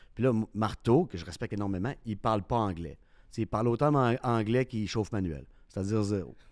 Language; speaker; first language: French; native; French